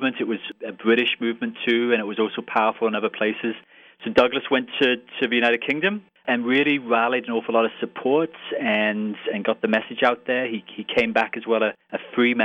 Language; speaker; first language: English; native; English